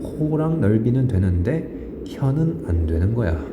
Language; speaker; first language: Korean; native; Korean